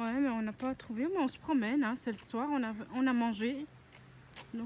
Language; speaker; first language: French; native; French